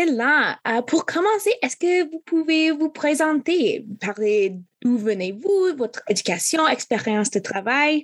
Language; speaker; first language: French; non-native, local second language; English